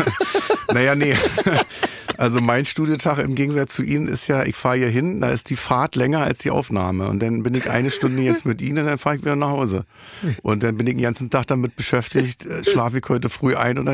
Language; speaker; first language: German; native; German